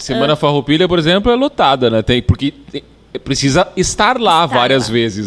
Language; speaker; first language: Portuguese; native; Portuguese